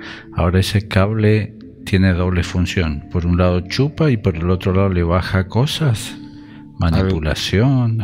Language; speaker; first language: Spanish; native; Spanish